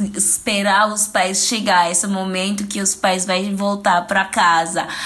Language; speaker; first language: Portuguese; non-native, fluent; Zulu